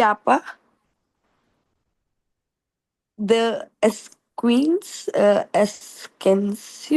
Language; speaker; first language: French; non-native, learner; Hindi